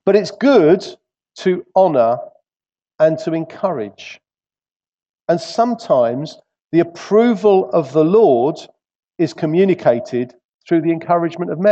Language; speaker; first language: English; native; English